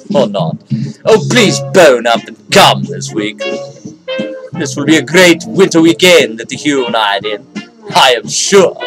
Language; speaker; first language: English; native; English